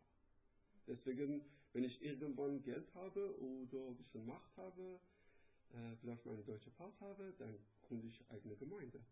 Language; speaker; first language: German; non-native, learner; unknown